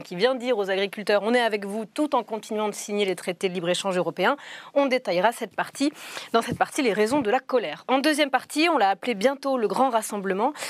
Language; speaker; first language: French; native; French